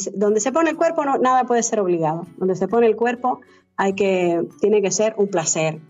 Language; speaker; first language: Spanish; native; Spanish